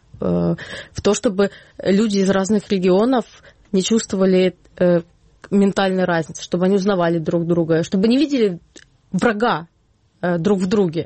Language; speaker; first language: Russian; native; Russian